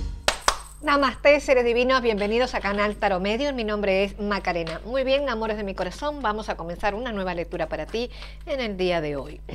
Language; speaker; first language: Spanish; native; Spanish